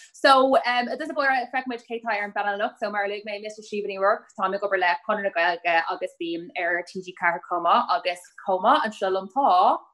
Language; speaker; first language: Irish; native; Irish